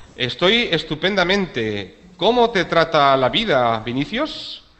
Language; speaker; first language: Spanish; native; Spanish